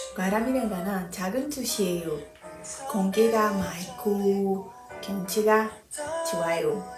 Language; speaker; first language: Korean; non-native, learner; Portuguese